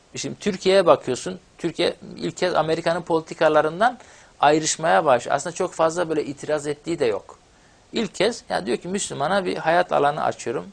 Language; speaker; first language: Turkish; non-native, local second language; Kurdish